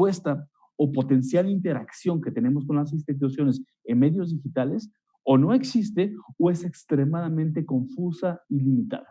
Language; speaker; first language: Spanish; native; Spanish